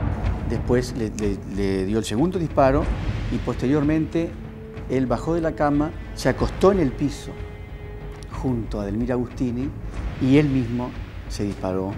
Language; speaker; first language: Spanish; native; Spanish